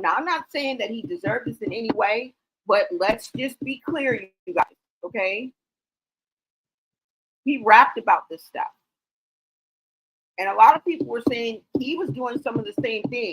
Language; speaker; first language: English; native; English